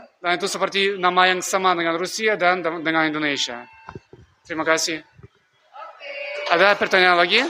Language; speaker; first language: Indonesian; non-native, learner; Russian